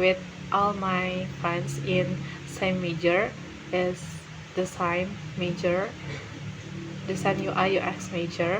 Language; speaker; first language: English; non-native, learner; Indonesian